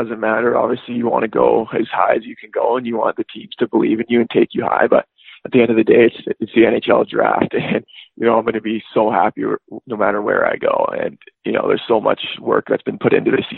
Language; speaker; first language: English; native; English